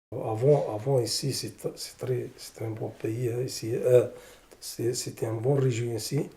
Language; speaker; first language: French; non-native, learner; Arabic